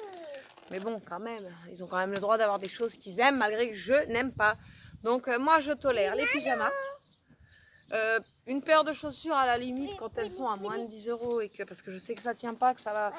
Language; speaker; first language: French; native; French